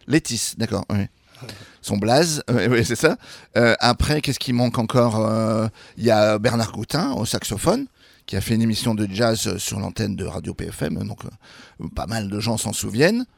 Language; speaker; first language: French; native; French